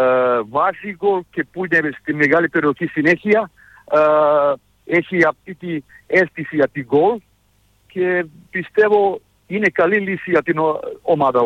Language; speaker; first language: Greek; non-native, fluent; Serbian